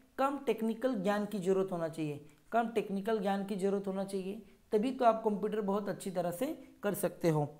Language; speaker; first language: Hindi; non-native, local second language; Marathi